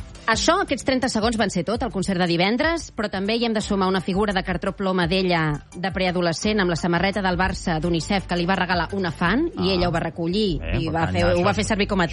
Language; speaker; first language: Catalan; native; Catalan